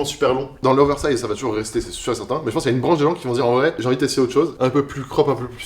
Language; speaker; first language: French; native; French